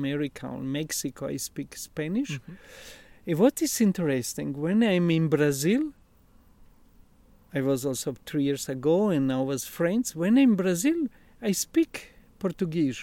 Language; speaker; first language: English; non-native, learner; Italian